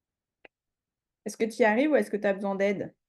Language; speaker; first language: French; native; French